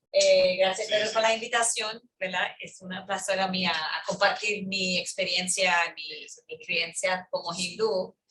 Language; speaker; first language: Spanish; early bilingual, heritage; English